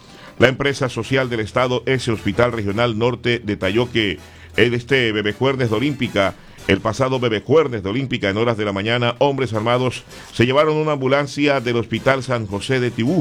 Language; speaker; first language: Spanish; native; Spanish